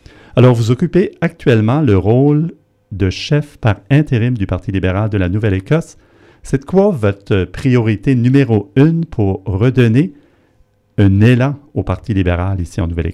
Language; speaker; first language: French; native; French